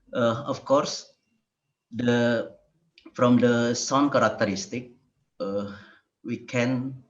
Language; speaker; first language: English; non-native, learner; Indonesian